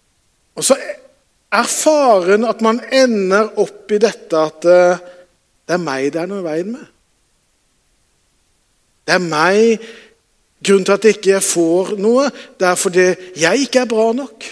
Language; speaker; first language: Norwegian; native; Norwegian